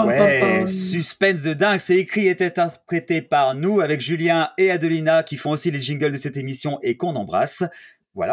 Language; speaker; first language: French; native; French